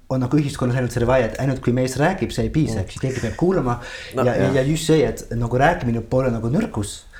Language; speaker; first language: Estonian; non-native, fluent; Dutch